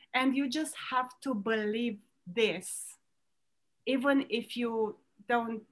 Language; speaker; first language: English; non-native, fluent; Romanian